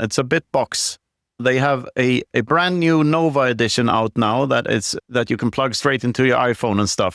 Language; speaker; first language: English; non-native, fluent; Swedish